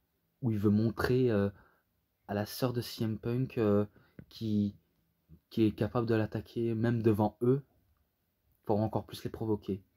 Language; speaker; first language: French; native; French